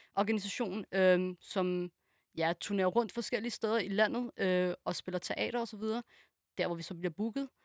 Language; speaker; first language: Danish; early bilingual, other home language; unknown